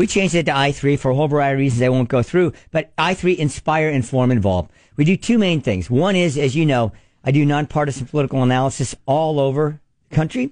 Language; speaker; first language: English; native; English